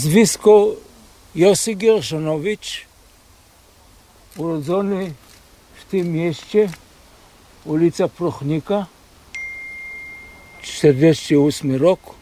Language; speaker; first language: Polish; early bilingual, heritage; Polish